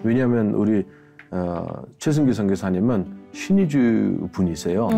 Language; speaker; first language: Korean; non-native, fluent; Mongolian